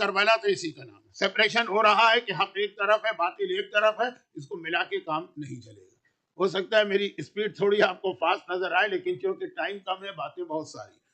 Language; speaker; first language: Urdu; native; Urdu